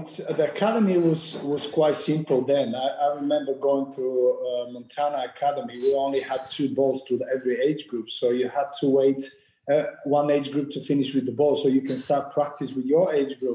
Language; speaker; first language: English; non-native, fluent; Bulgarian